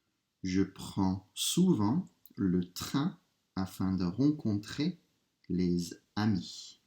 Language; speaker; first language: French; non-native, fluent; English